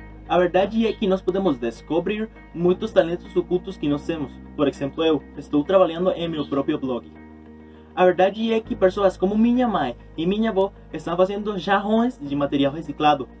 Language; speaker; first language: Portuguese; non-native, learner; Spanish